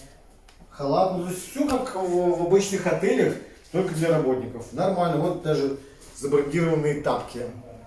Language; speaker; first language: Russian; native; Russian